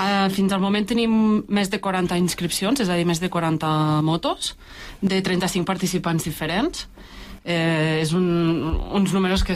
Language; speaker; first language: Catalan; native; Catalan